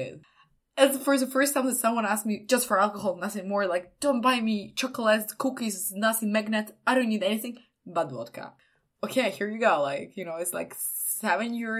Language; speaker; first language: English; non-native, fluent; Ukrainian